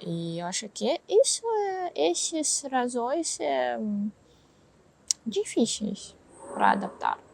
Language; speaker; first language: Portuguese; non-native, learner; Russian